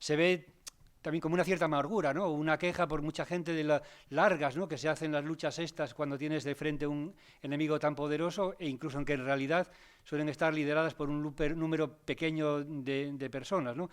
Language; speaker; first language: Spanish; native; Spanish